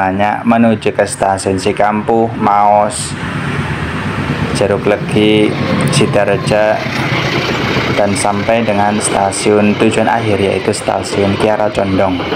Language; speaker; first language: Indonesian; native; Indonesian